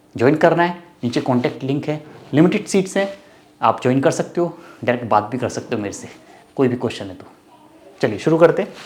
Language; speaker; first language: Hindi; native; Hindi